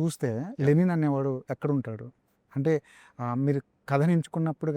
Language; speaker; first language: Telugu; native; Telugu